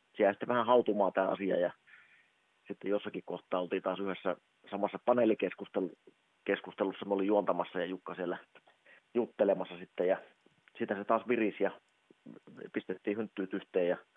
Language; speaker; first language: Finnish; native; Finnish